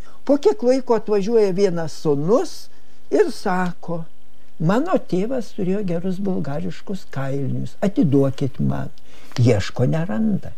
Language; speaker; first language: Lithuanian; native; Lithuanian